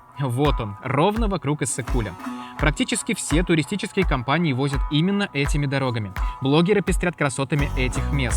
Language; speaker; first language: Russian; native; Russian